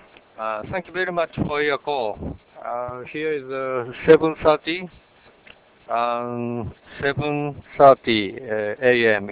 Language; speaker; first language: English; non-native, learner; Japanese